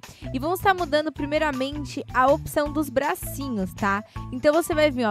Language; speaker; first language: Portuguese; native; Portuguese